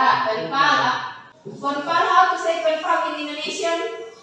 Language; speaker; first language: English; non-native, learner; Indonesian